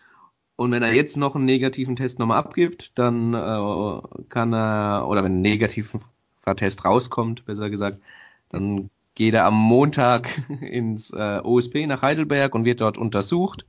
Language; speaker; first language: German; native; German